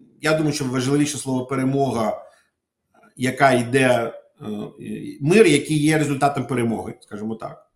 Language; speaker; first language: Ukrainian; non-native, local second language; Russian